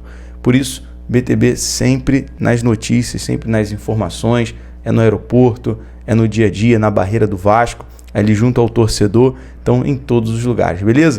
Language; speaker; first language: Portuguese; native; Portuguese